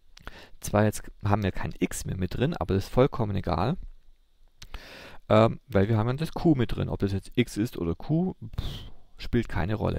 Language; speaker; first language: German; native; German